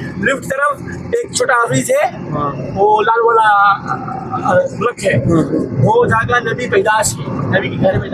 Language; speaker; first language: Hindi; non-native, learner; Baluchi